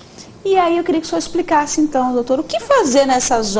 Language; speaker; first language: Portuguese; native; Portuguese